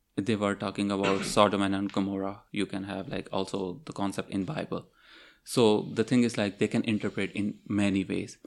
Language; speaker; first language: English; non-native, local second language; Urdu